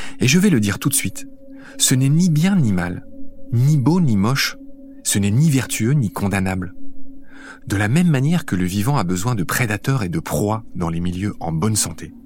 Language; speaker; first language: French; native; French